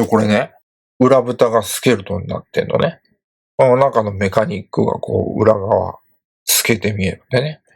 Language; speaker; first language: Japanese; native; Japanese